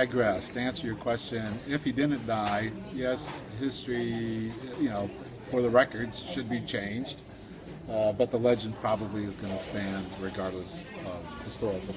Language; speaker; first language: English; native; English